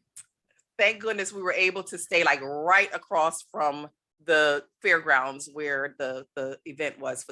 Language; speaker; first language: English; native; English